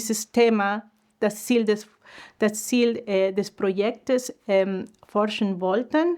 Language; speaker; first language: German; non-native, fluent; Spanish